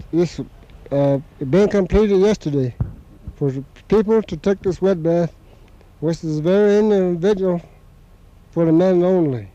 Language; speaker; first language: English; native; English